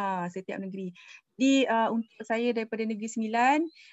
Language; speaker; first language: Malay; native; Malay